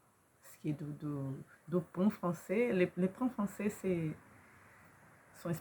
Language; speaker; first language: French; non-native, learner; Portuguese